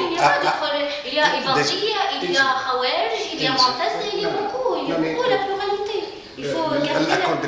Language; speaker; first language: French; non-native, local second language; Arabic